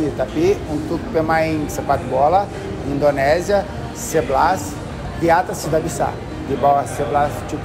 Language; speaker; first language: Indonesian; non-native, learner; Portuguese